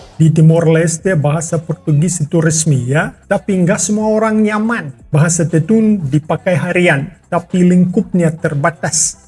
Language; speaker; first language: Indonesian; non-native, fluent; Russian